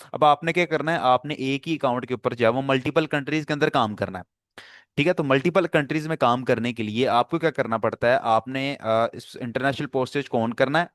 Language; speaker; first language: Urdu; non-native, local second language; Punjabi